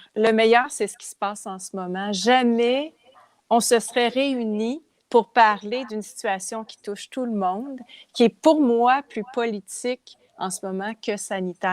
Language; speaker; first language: French; native; French